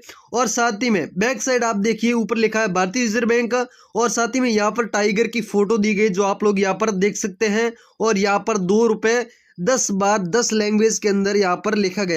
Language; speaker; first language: Hindi; native; Hindi